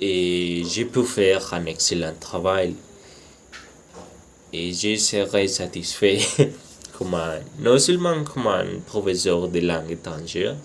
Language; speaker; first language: French; non-native, learner; Spanish